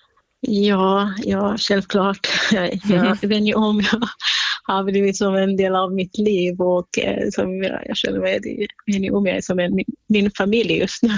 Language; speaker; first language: Swedish; non-native, fluent; Central Kurdish